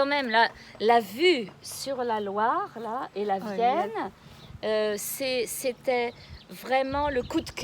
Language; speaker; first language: French; native; French